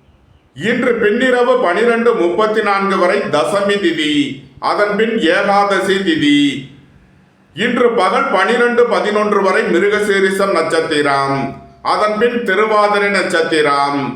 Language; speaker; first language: Tamil; native; Tamil